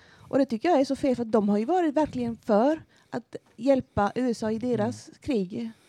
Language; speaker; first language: Swedish; non-native, fluent; Spanish